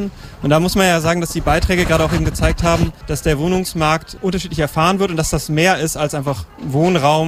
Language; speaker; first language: German; native; German